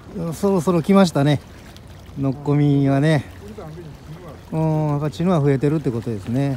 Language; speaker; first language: Japanese; native; Japanese